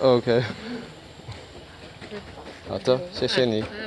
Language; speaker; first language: Chinese; non-native, learner; English